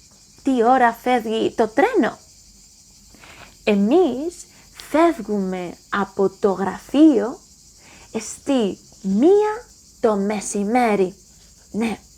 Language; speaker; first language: Greek; non-native, learner; English